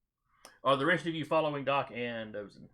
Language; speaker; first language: English; native; English